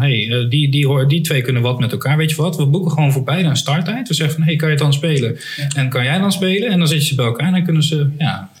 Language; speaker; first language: Dutch; native; Dutch